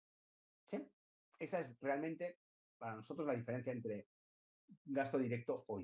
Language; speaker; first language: Spanish; native; Spanish